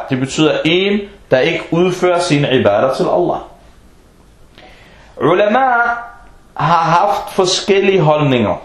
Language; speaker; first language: Danish; non-native, fluent; Arabic